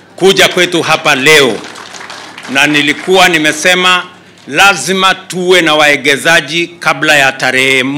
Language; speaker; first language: Swahili; non-native, local second language; Kalenjin